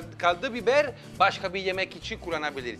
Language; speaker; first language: Turkish; non-native, fluent; Italian